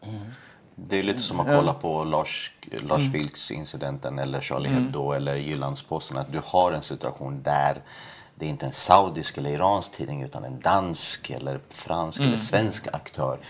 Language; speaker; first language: Swedish; early bilingual, other home language; Persian